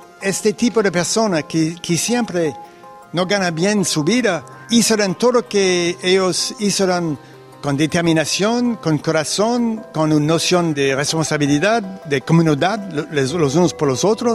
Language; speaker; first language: Spanish; non-native, fluent; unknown